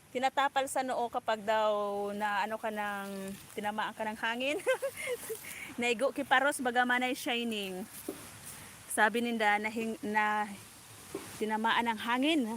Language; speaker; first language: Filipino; non-native, local second language; Bikol